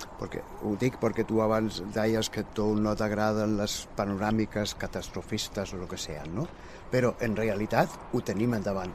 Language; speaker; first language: Catalan; non-native, fluent; German